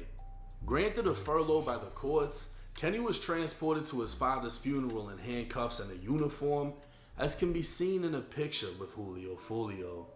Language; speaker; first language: English; native; English